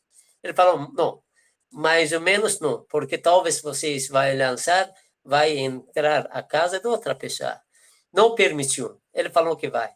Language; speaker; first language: Portuguese; non-native, fluent; Persian